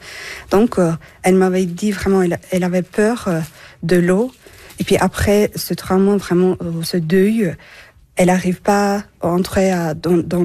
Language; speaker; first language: French; non-native, fluent; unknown